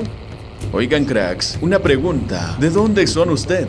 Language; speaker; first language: Spanish; native; Spanish